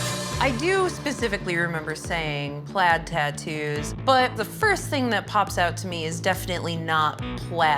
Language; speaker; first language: English; native; English